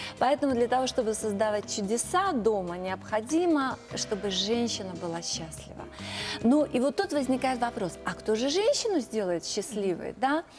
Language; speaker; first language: Russian; native; Russian